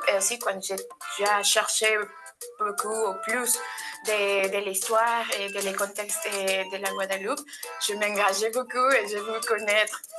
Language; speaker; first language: French; non-native, learner; Spanish